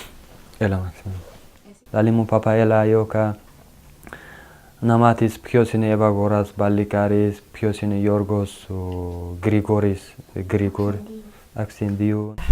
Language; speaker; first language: Greek; non-native, learner; Uzbek